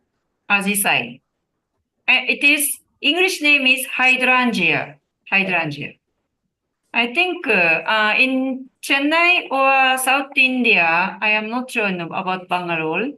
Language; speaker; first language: English; non-native, learner; Japanese